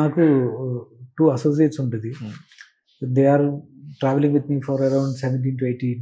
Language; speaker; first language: Telugu; non-native, learner; Malayalam